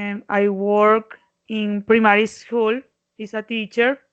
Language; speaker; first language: English; non-native, learner; Spanish